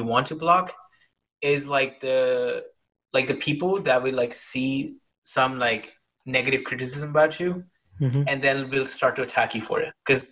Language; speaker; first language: English; non-native, local second language; Hindi